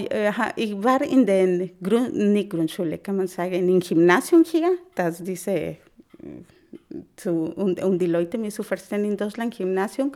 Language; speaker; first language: German; non-native, learner; Spanish